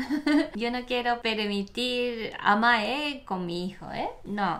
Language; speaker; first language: Spanish; non-native, learner; Japanese